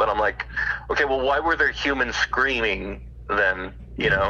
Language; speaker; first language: English; native; English